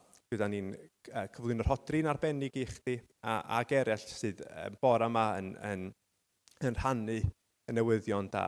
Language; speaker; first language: Welsh; native; Welsh